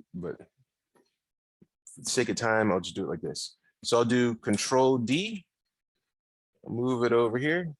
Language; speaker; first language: English; native; English